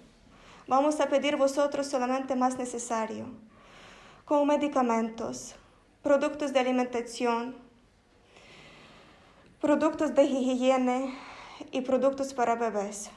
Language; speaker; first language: Spanish; non-native, fluent; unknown